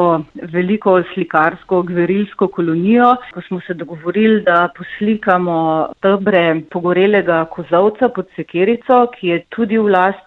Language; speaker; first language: Slovenian; native; Slovenian